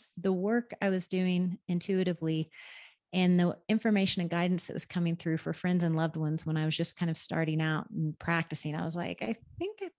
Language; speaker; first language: English; native; English